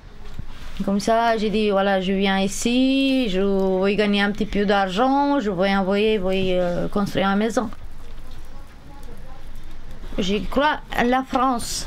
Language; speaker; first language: French; non-native, learner; Romanian